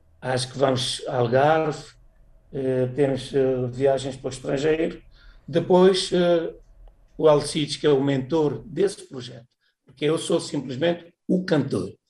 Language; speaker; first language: Portuguese; non-native, local second language; Kabuverdianu